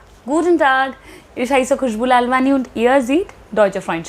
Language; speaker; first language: German; non-native, fluent; Hindi